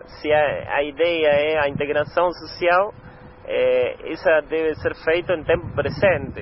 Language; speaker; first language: Portuguese; non-native, learner; Spanish